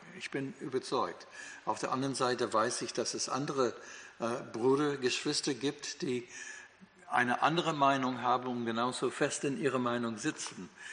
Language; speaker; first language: German; non-native, fluent; English